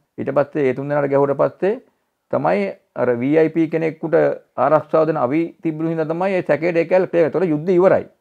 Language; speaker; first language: Sinhala; native; Sinhala